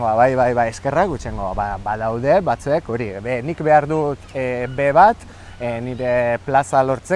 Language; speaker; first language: Basque; non-native, fluent; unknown